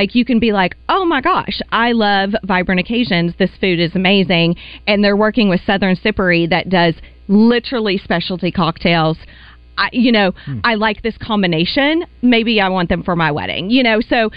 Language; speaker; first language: English; native; English